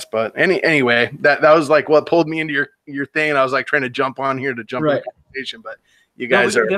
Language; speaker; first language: English; native; English